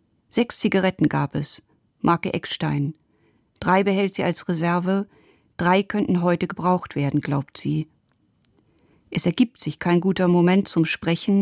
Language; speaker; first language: German; native; German